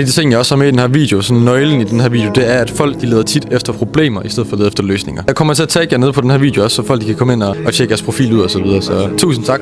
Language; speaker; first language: Danish; native; Danish